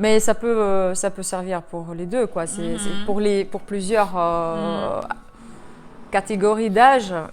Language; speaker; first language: French; non-native, fluent; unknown